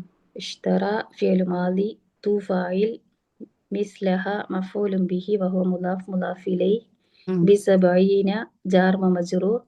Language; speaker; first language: Arabic; non-native, learner; Malayalam